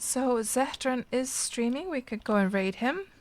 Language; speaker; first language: English; non-native, fluent; Finnish